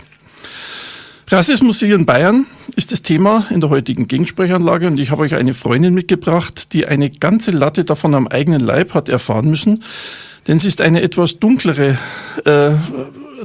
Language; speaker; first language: German; native; German